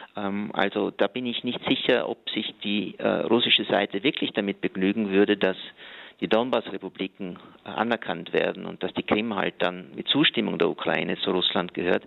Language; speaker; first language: German; native; German